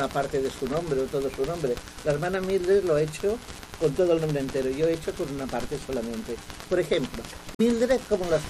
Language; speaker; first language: Spanish; non-native, local second language; Catalan